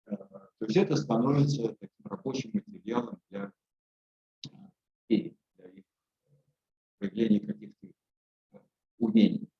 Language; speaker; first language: Russian; native; Russian